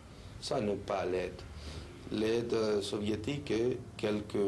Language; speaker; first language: French; non-native, learner; Spanish